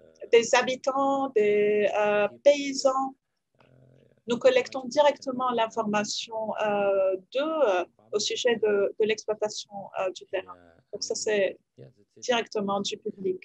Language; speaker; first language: French; non-native, fluent; Ukrainian